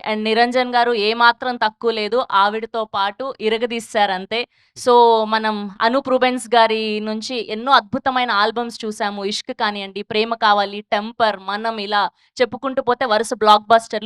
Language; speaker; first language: Telugu; native; Telugu